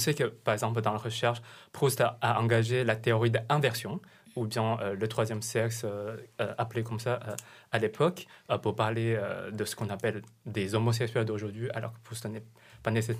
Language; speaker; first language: French; non-native, fluent; Chinese